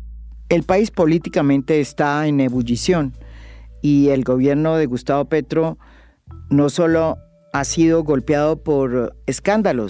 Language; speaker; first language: Spanish; native; Spanish